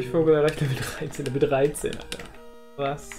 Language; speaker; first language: German; native; German